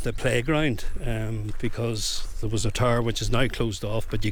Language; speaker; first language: English; native; English